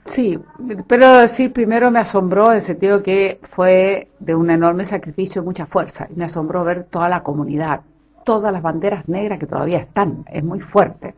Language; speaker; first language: Spanish; native; Spanish